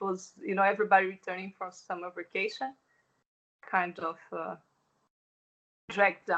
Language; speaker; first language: English; non-native, fluent; Portuguese